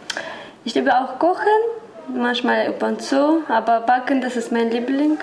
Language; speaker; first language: German; non-native, learner; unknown